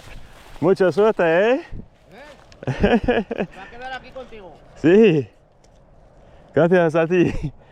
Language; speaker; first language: Spanish; non-native, learner; English